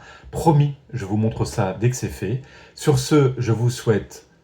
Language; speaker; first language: French; native; French